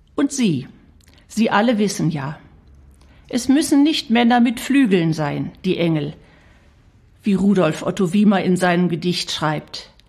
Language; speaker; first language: German; native; German